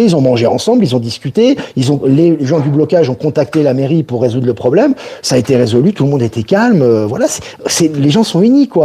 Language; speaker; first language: French; native; French